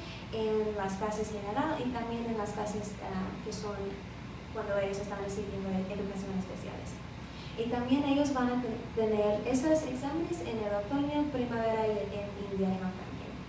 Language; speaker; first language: Spanish; non-native, learner; English